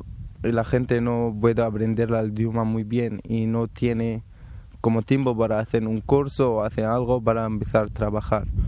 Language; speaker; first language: Spanish; non-native, learner; Arabic